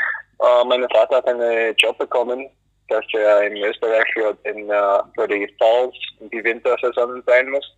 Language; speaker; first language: German; non-native, fluent; English